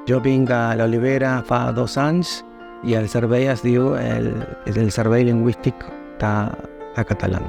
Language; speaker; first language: Catalan; non-native, learner; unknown